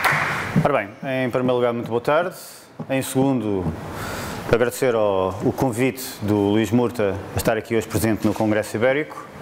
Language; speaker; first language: Portuguese; native; Portuguese